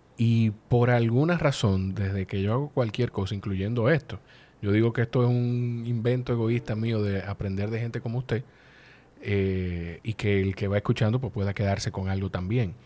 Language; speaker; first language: Spanish; native; Spanish